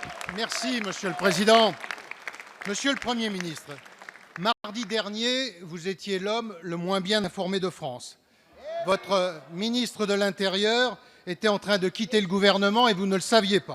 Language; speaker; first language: French; native; French